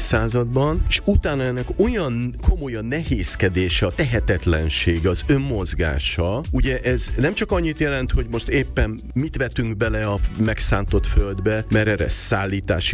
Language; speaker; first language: Hungarian; native; Hungarian